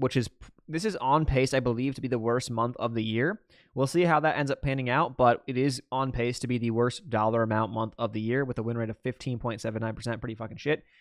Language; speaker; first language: English; native; English